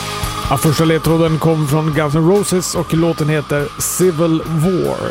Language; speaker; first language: Swedish; native; Swedish